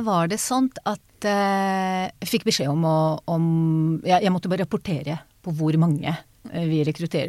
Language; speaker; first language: Norwegian; non-native, fluent; Hebrew